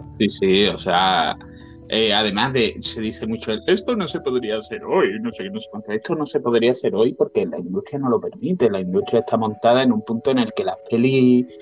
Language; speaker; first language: Spanish; native; Spanish